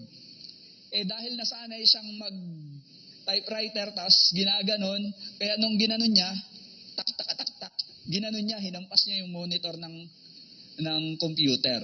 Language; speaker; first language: Filipino; native; Filipino